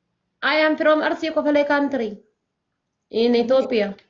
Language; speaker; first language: English; non-native, learner; Oromo